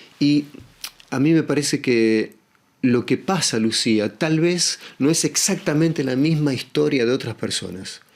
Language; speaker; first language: Spanish; native; Spanish